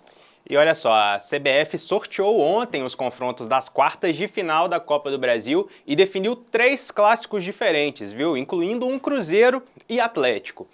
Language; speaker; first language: Portuguese; native; Portuguese